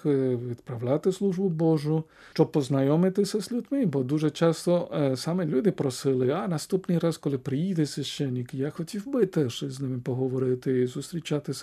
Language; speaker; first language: Ukrainian; non-native, fluent; Spanish